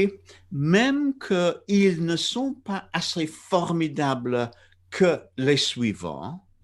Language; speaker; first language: French; non-native, fluent; English